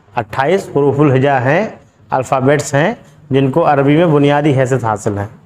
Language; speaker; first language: Hindi; native; Hindi